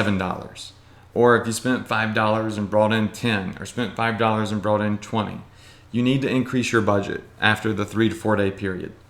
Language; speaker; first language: English; native; English